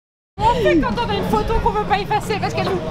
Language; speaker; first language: French; native; French